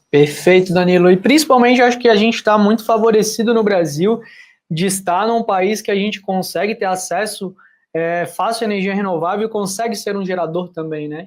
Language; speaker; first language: Portuguese; native; Portuguese